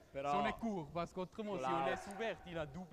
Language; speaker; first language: French; non-native, local second language; German